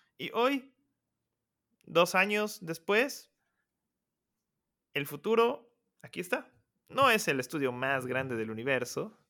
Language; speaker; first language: Spanish; native; Spanish